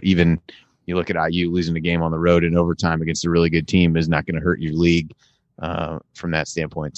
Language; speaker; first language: English; native; English